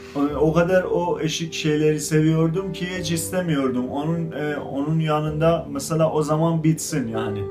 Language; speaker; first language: Turkish; non-native, learner; Azerbaijani